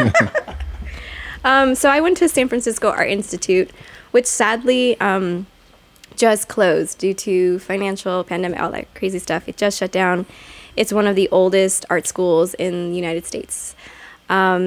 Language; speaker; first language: English; native; English